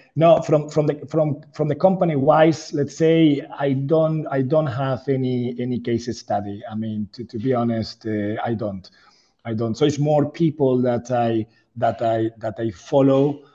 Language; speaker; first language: English; non-native, fluent; Spanish